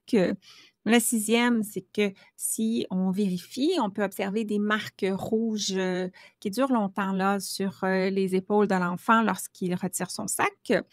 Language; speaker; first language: French; native; French